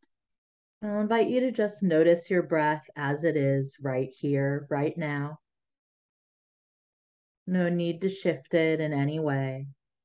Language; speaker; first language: English; early bilingual, other home language; Tamil